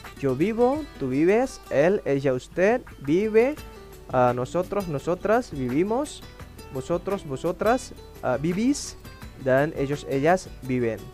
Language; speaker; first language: Spanish; non-native, fluent; Indonesian